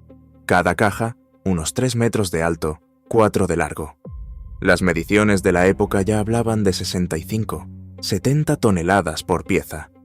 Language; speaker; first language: Spanish; native; Spanish